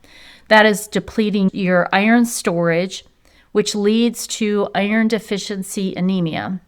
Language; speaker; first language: English; native; English